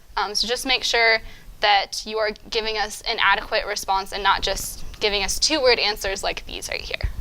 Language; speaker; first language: English; native; English